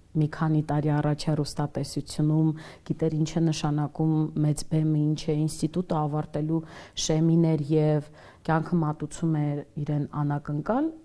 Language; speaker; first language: Armenian; native; Armenian